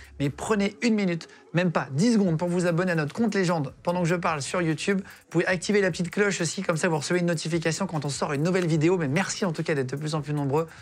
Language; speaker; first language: French; native; French